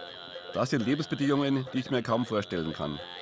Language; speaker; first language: German; native; German